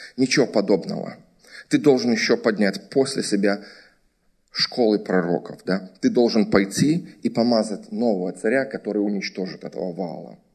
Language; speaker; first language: Russian; early bilingual, heritage; Russian